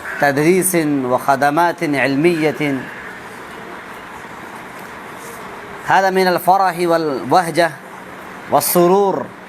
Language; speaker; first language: Arabic; non-native, fluent; Urdu